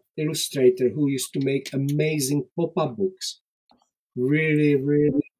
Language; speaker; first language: English; non-native, fluent; Czech